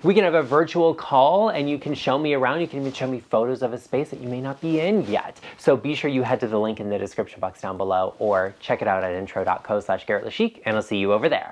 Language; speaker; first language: English; native; English